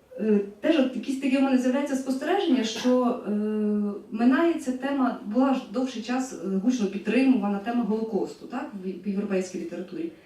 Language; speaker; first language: Ukrainian; native; Ukrainian